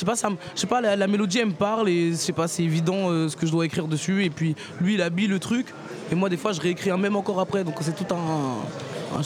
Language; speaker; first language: French; native; French